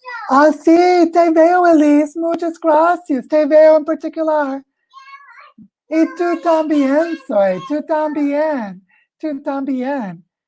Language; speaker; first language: Spanish; non-native, learner; English